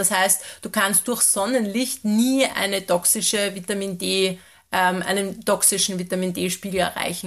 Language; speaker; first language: German; native; German